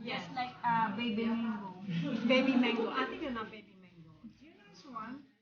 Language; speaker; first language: English; non-native, learner; Filipino